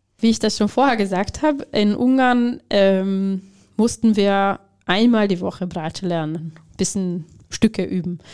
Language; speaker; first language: German; non-native, fluent; Hungarian